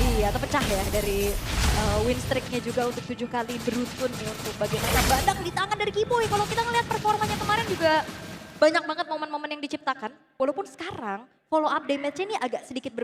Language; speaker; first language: Indonesian; native; Indonesian